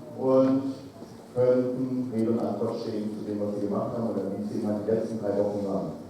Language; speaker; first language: German; native; German